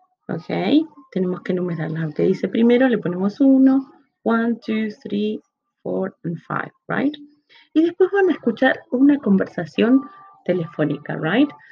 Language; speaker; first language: Spanish; native; Spanish